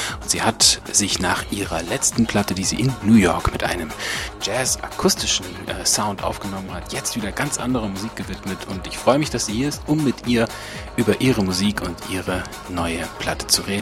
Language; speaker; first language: German; native; German